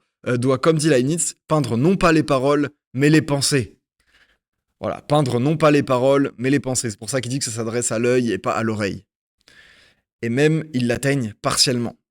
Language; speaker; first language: French; native; French